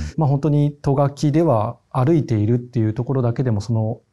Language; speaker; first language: Japanese; native; Japanese